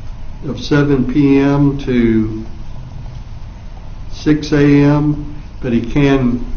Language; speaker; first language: English; native; English